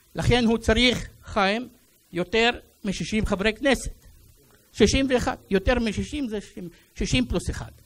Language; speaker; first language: Hebrew; non-native, local second language; Arabic